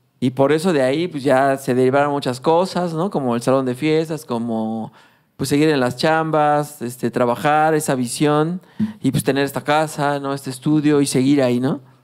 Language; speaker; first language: Spanish; native; Spanish